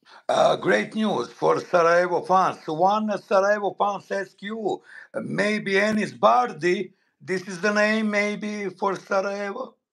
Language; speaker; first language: English; non-native, learner; Bosnian